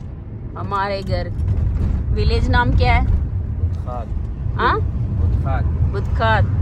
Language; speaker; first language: Hindi; non-native, local second language; Telugu